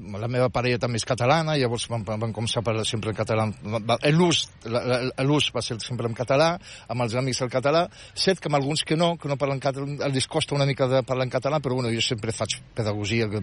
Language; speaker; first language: Catalan; non-native, fluent; Berber languages